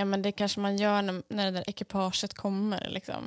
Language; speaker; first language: Swedish; native; Swedish